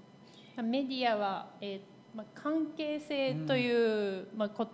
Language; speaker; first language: French; non-native, fluent; Japanese